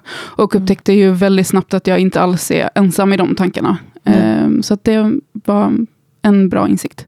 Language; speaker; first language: Swedish; native; Swedish